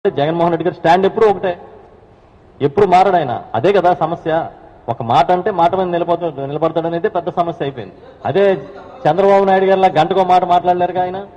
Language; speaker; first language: Telugu; native; Telugu